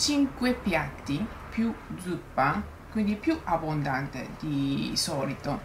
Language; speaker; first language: Italian; non-native, learner; Japanese